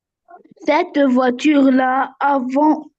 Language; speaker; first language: French; non-native, learner; Arabic